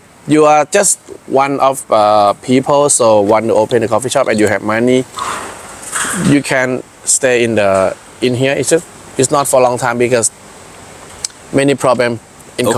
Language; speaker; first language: English; non-native, learner; Thai